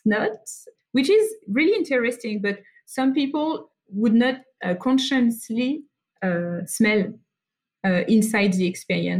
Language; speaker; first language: English; non-native, fluent; French